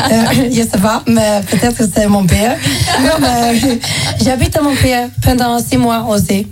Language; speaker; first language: French; non-native, learner; Swedish